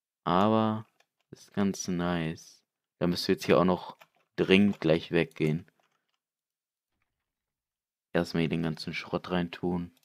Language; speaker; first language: German; native; German